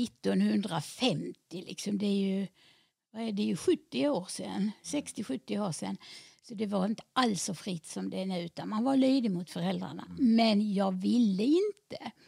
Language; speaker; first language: Swedish; native; Swedish